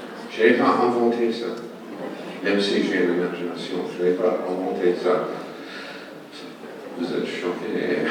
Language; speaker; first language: French; non-native, fluent; English